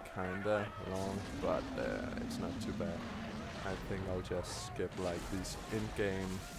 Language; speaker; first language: English; non-native, fluent; Danish